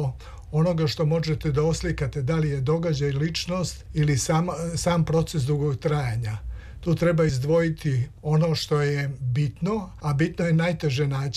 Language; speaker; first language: Serbian; native; Serbian